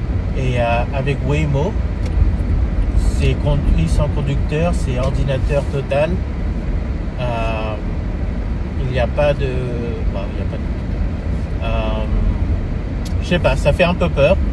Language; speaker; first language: French; early bilingual, heritage; French